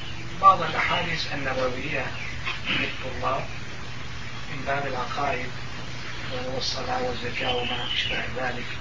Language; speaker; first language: Arabic; non-native, fluent; Turkish